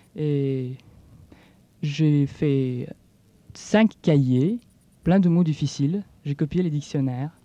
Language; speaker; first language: French; non-native, fluent; Bulgarian